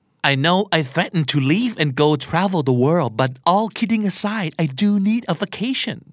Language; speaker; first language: English; non-native, fluent; Thai